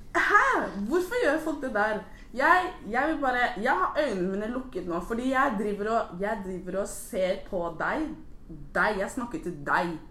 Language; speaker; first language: Norwegian; early bilingual, other home language; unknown